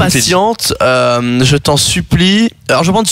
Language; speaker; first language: French; native; French